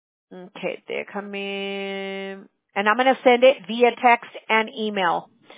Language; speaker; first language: English; early bilingual, other home language; Spanish